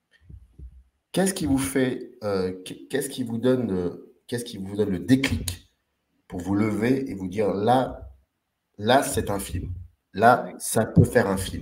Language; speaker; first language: French; native; French